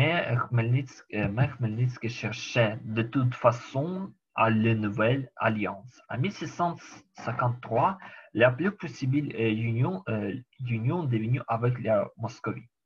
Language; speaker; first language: French; non-native, learner; Ukrainian